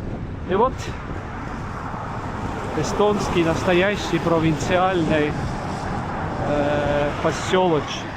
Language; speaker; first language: Russian; non-native, local second language; Estonian